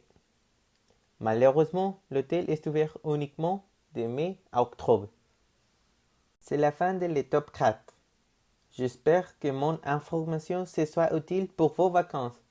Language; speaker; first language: French; non-native, learner; Spanish